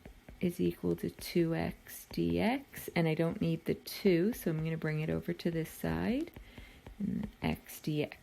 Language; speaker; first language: English; native; English